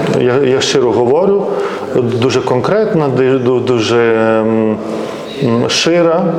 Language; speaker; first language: Ukrainian; non-native, fluent; Lithuanian